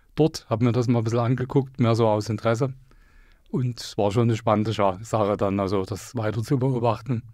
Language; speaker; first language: German; native; German